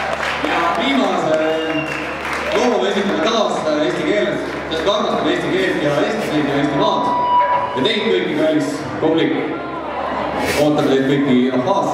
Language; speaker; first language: Estonian; non-native, fluent; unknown